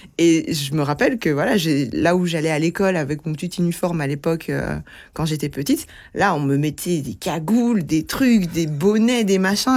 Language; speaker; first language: French; early bilingual, other home language; Lingala